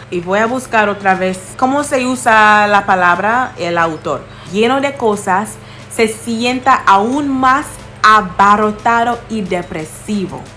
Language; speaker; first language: Spanish; non-native, fluent; English